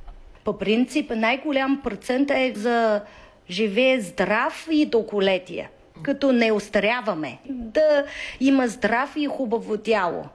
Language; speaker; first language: Bulgarian; non-native, learner; Chinese